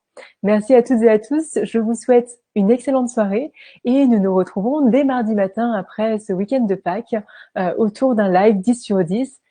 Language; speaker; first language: French; native; French